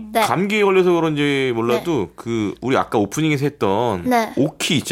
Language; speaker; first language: Korean; native; Korean